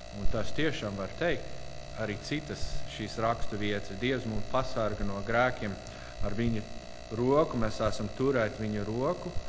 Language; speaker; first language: Latvian; non-native, learner; English